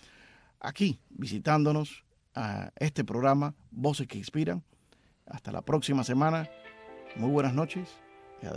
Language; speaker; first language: Spanish; native; Spanish